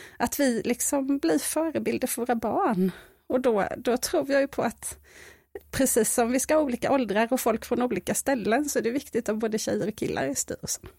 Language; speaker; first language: Swedish; native; Swedish